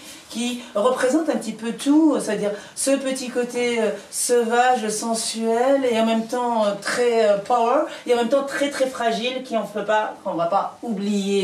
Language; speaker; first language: French; native; French